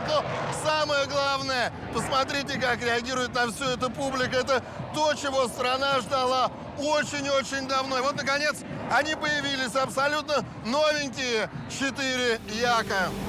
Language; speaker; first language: Russian; native; Russian